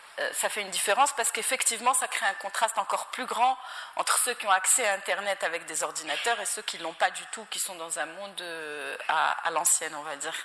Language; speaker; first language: French; non-native, local second language; Arabic